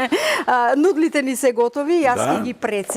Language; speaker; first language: Macedonian; native; Macedonian